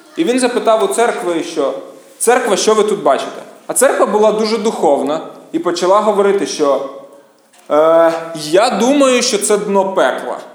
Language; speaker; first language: Ukrainian; native; Ukrainian